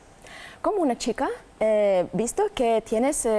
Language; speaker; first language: Spanish; non-native, learner; Russian